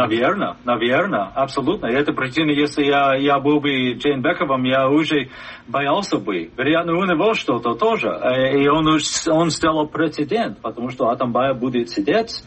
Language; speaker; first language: Russian; non-native, fluent; English